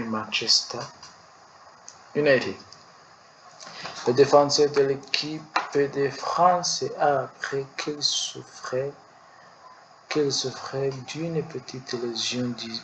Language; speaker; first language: French; non-native, learner; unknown